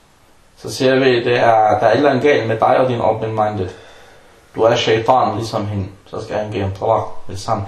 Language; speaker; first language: Danish; non-native, fluent; Arabic